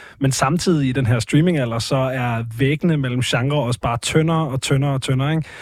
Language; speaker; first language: Danish; native; Danish